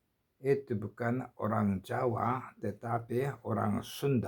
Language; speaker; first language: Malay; non-native, learner; Korean